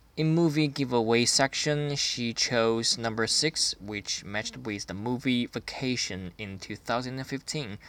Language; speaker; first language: English; non-native, fluent; Chinese